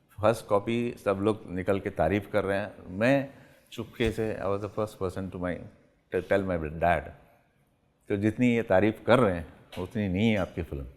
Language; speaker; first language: Hindi; non-native, local second language; Tamil